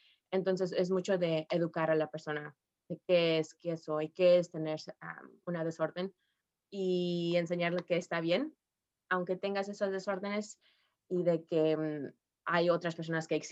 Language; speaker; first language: Spanish; early bilingual, heritage; Spanish